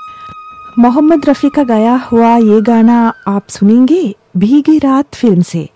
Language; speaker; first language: Hindi; non-native, fluent; Sinhala